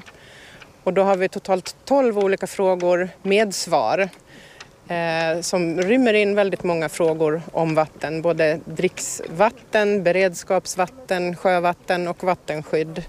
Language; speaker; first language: Swedish; native; Swedish